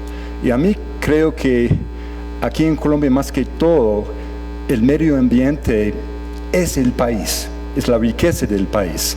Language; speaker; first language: Spanish; non-native, fluent; English